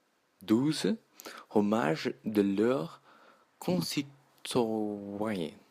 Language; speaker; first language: French; native; French